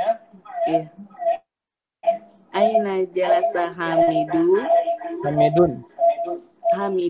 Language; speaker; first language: Arabic; non-native, learner; Indonesian